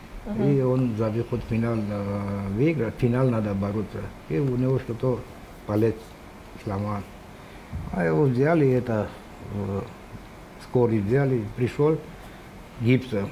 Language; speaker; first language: Russian; non-native, local second language; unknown